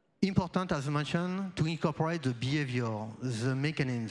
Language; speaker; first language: English; non-native, fluent; French